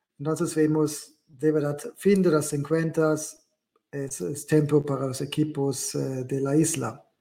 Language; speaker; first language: Spanish; non-native, learner; German